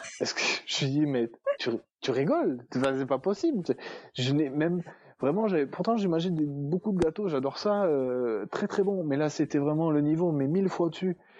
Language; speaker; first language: French; native; French